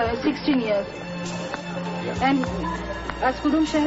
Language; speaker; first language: Persian; non-native, fluent; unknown